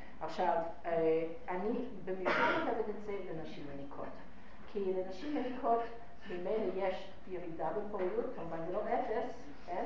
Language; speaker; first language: Hebrew; non-native, fluent; English